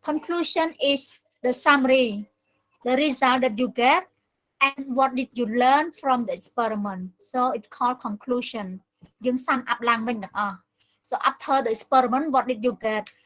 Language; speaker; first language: English; non-native, learner; Khmer